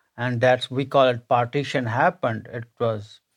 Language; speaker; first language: English; non-native, local second language; Punjabi